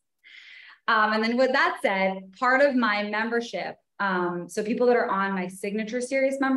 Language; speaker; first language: English; native; English